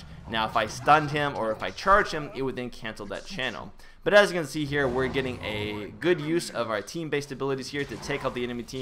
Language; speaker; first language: English; native; English